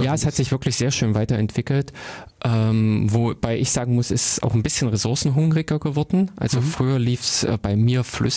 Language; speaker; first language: German; native; German